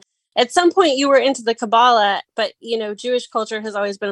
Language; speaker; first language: English; native; English